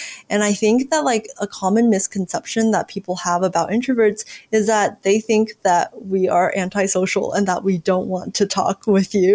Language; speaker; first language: English; native; English